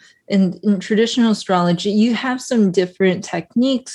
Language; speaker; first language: English; native; English